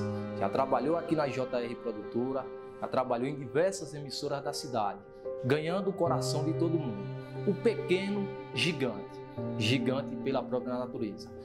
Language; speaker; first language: Portuguese; native; Portuguese